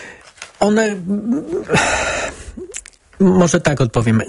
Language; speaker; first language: Polish; native; Polish